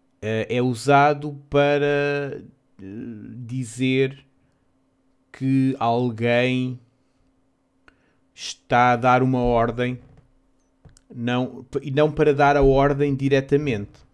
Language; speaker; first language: Portuguese; non-native, fluent; English